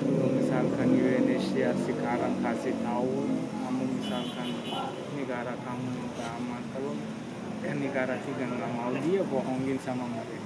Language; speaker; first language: Indonesian; non-native, learner; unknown